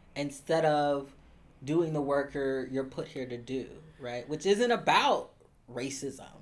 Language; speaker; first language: English; native; English